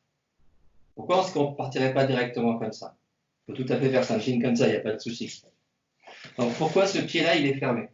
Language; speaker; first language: French; native; French